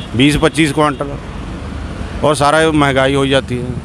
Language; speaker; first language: Hindi; native; Hindi